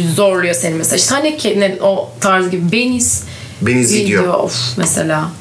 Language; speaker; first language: Turkish; native; Turkish